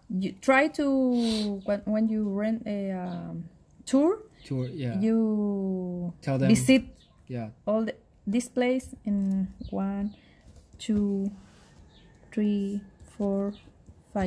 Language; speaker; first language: English; non-native, learner; Spanish